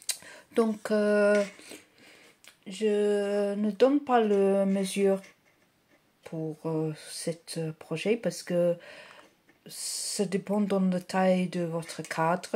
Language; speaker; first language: French; non-native, learner; English